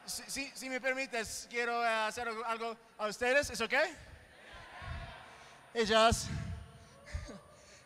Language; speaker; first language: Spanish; non-native, learner; English